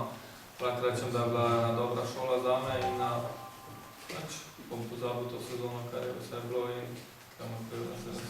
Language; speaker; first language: Slovenian; non-native, local second language; Albanian